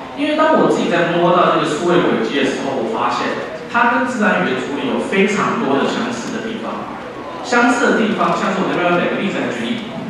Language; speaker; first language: Chinese; native; Chinese